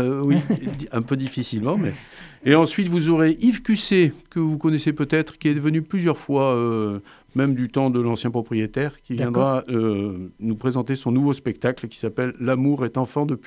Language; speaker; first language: French; native; French